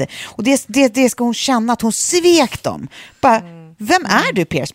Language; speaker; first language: Swedish; native; Swedish